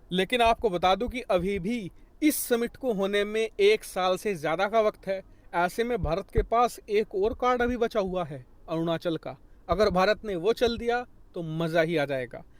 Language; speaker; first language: Hindi; native; Hindi